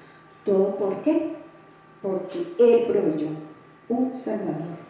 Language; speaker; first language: Spanish; native; Spanish